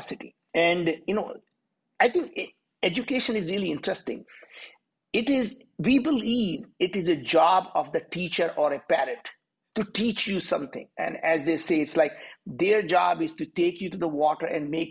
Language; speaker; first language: English; non-native, local second language; Hindi